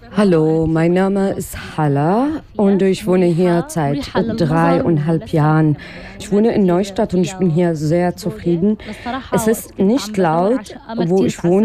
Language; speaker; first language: German; non-native, learner; Arabic